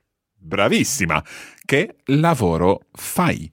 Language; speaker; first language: Italian; non-native, fluent; English